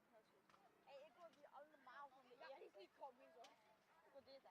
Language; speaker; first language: Dutch; native; Dutch